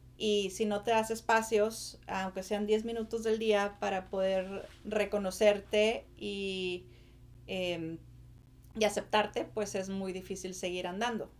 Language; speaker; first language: Spanish; native; Spanish